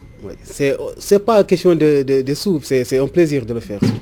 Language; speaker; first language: French; non-native, local second language; Fula